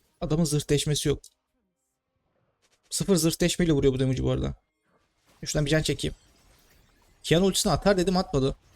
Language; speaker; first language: Turkish; native; Turkish